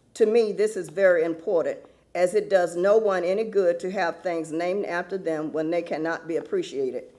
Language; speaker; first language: English; native; English